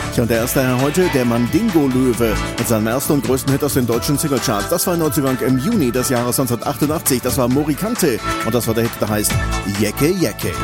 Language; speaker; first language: German; native; German